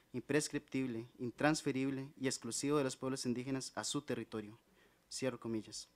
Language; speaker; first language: Spanish; native; Spanish